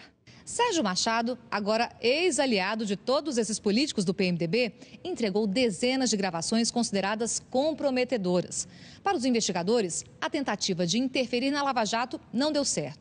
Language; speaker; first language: Portuguese; native; Portuguese